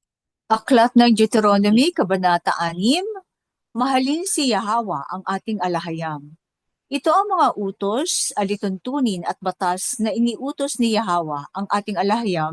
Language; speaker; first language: Filipino; native; Filipino